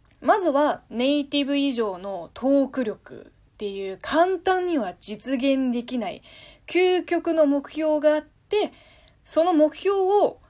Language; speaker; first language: Japanese; non-native, fluent; Chinese